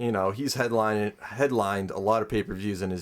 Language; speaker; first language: English; native; English